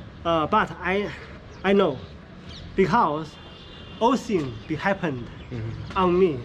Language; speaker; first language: English; non-native, learner; Chinese